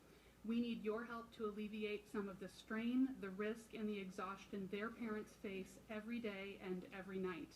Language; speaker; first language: English; native; English